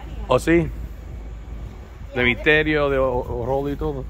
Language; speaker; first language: Spanish; early bilingual, heritage; Spanish